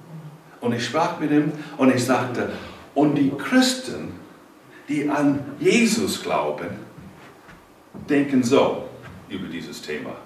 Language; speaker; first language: German; non-native, learner; English